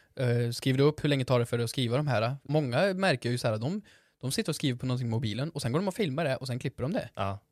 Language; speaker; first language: Swedish; native; Swedish